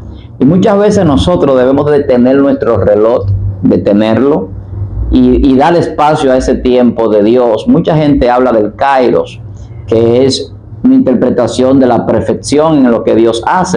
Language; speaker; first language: Spanish; native; Spanish